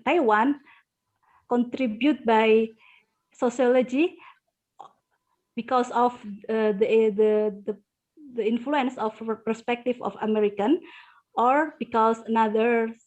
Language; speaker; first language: English; non-native, learner; Indonesian